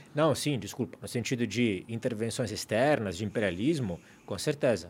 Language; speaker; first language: Portuguese; non-native, fluent; Italian